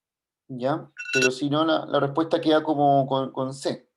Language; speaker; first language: Spanish; native; Spanish